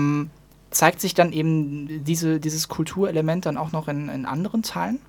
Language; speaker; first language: German; native; German